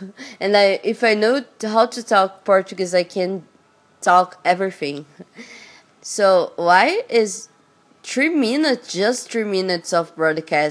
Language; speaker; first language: English; non-native, learner; Portuguese